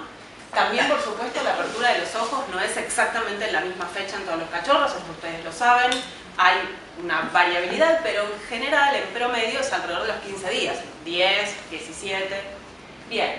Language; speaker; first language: Spanish; native; Spanish